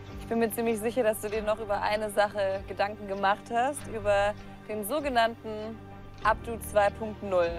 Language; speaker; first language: German; native; German